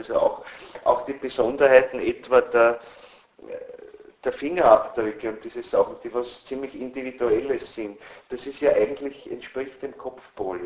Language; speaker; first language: German; native; German